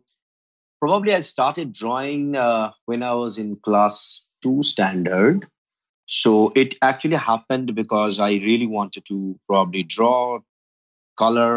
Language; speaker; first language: English; non-native, local second language; Bangla